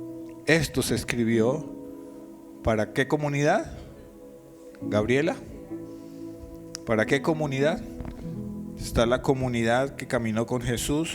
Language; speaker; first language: Spanish; native; Spanish